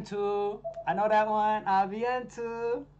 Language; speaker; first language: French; non-native, learner; English